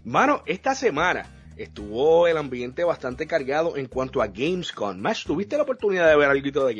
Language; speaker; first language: Spanish; native; Spanish